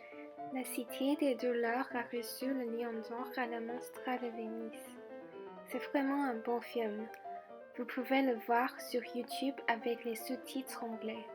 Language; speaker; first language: French; non-native, fluent; Chinese